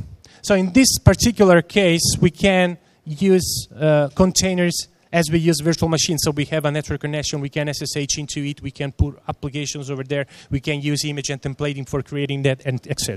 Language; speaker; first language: English; non-native, fluent; Italian